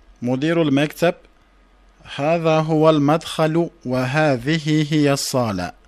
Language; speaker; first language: Arabic; non-native, fluent; Turkish